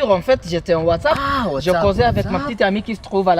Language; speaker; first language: French; non-native, learner; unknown